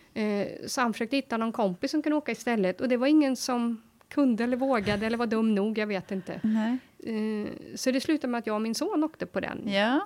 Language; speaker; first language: Swedish; native; Swedish